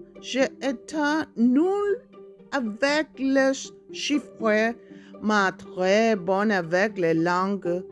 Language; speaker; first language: French; non-native, learner; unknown